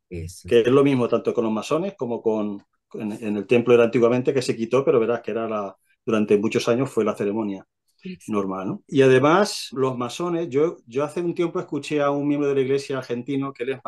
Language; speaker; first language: Spanish; native; Spanish